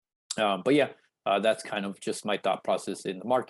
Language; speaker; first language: English; native; English